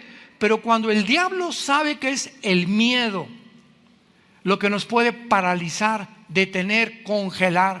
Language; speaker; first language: Spanish; native; Spanish